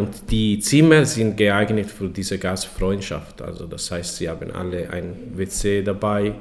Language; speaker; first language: German; non-native, learner; Italian